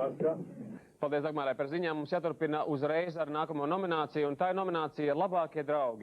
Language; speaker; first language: Latvian; native; Latvian